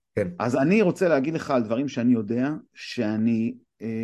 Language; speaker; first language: Hebrew; native; Hebrew